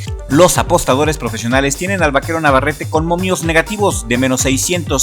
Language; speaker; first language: Spanish; native; Spanish